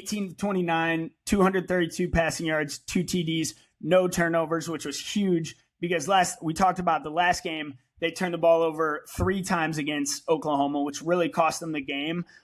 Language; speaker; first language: English; native; English